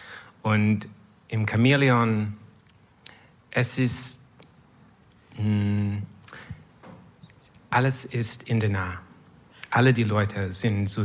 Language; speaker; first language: German; non-native, learner; English